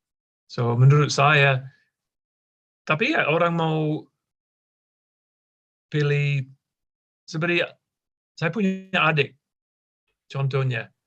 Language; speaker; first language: Indonesian; non-native, fluent; English